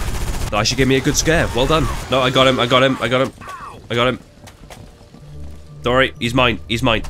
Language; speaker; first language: English; native; English